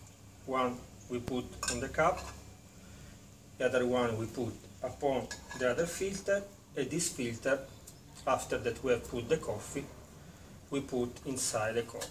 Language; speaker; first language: English; non-native, learner; Italian